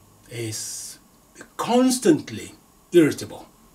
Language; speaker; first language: English; non-native, local second language; Yoruba